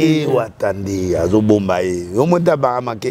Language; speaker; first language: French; non-native, local second language; Lingala